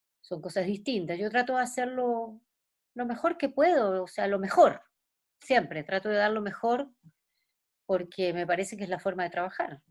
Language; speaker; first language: Spanish; native; Spanish